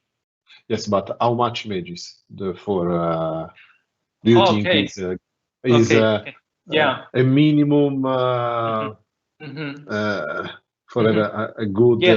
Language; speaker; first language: English; non-native, learner; Italian